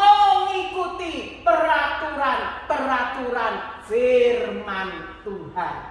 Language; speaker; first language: Indonesian; native; Indonesian